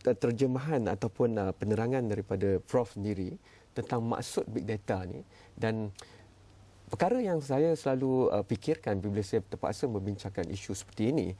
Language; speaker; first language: Malay; native; Malay